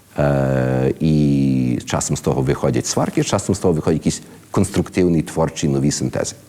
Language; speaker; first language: Ukrainian; early bilingual, heritage; Ukrainian